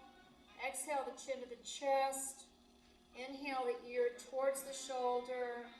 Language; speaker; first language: English; native; English